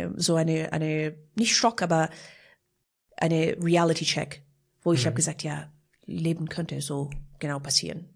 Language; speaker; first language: German; non-native, fluent; Persian